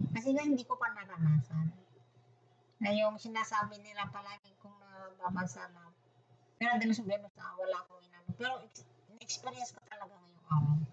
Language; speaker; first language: Filipino; non-native, local second language; Iloko